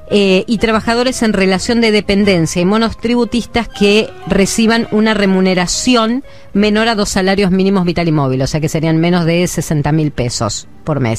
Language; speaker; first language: Spanish; native; Spanish